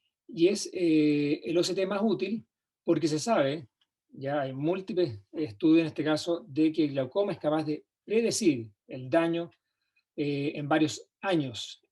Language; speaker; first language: Spanish; native; Spanish